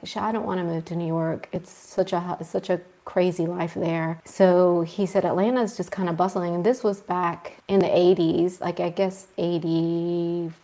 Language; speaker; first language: English; early bilingual, other home language; Spanish